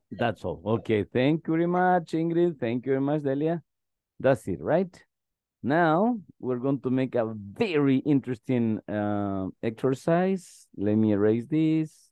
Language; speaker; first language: English; non-native, fluent; Spanish